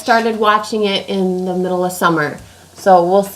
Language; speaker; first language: English; native; English